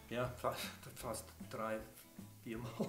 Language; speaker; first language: German; non-native, learner; English